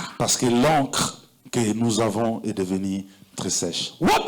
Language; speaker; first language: French; non-native, local second language; Lingala